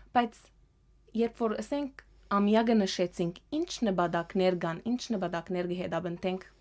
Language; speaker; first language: Armenian; early bilingual, heritage; Armenian